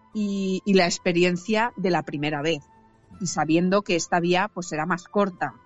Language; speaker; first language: Spanish; native; Spanish